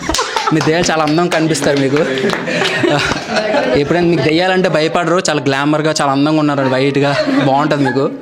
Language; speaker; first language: Telugu; native; Telugu